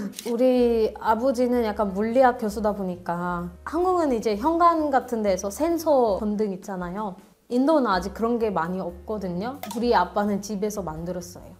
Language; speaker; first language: Korean; non-native, fluent; Marathi